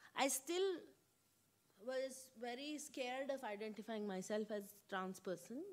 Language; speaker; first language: English; non-native, local second language; Kannada